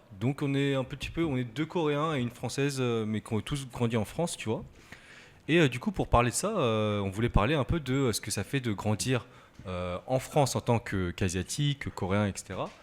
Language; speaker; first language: French; early bilingual, other home language; Korean